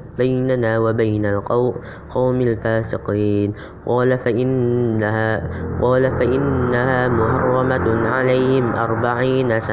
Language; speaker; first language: Arabic; non-native, learner; Indonesian